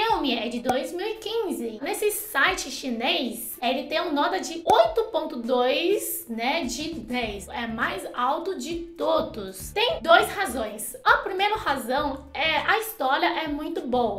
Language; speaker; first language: Portuguese; non-native, fluent; Chinese